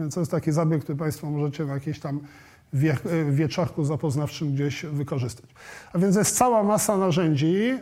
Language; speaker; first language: Polish; native; Polish